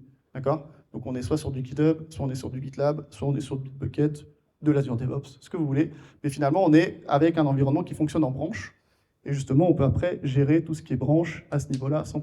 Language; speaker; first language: French; native; French